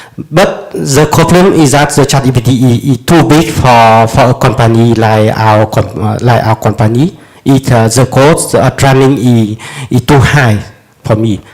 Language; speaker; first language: English; non-native, learner; Vietnamese